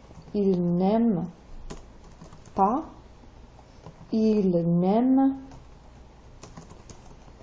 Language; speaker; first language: French; non-native, fluent; English